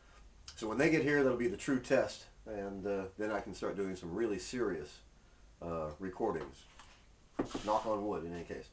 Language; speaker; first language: English; native; English